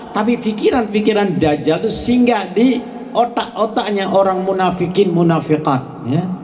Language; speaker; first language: Indonesian; native; Indonesian